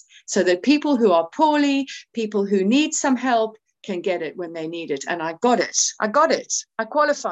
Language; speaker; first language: English; native; English